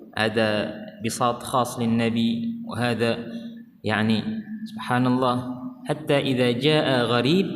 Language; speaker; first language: Arabic; non-native, fluent; Malay